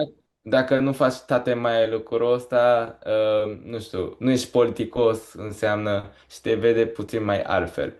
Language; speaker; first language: Romanian; early bilingual, heritage; Romanian